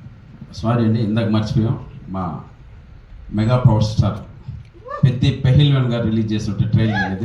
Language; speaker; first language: Telugu; native; Telugu